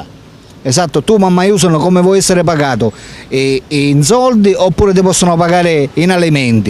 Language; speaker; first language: Italian; native; Italian